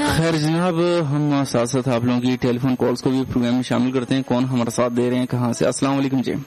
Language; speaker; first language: Urdu; non-native, local second language; Northern Hindko